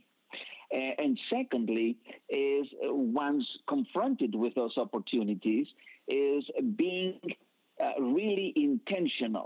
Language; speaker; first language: English; non-native, fluent; Spanish